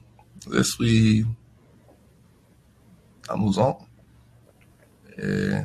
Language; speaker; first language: French; non-native, learner; English